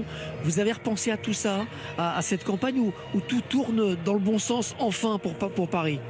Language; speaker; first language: French; native; French